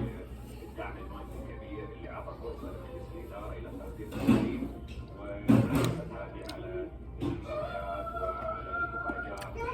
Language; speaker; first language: Arabic; native; Arabic